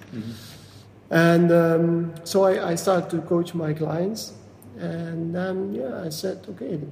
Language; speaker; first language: English; non-native, fluent; Dutch